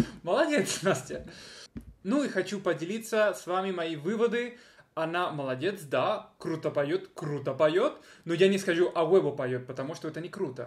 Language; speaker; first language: Russian; non-native, fluent; Spanish